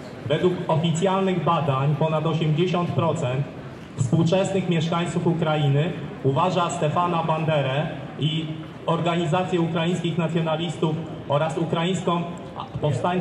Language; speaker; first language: Polish; native; Polish